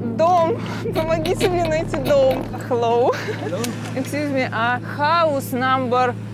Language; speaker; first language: Russian; native; Russian